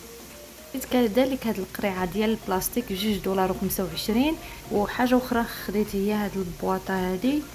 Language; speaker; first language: Arabic; native; Arabic